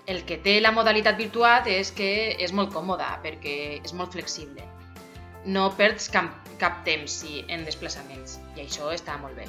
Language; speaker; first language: Catalan; non-native, local second language; Spanish